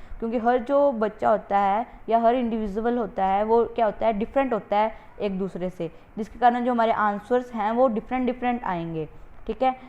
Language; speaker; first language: Hindi; native; Hindi